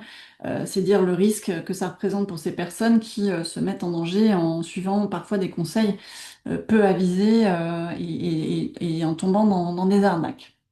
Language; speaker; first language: French; native; French